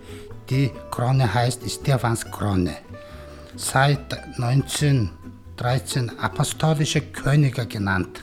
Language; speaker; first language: German; non-native, learner; Mongolian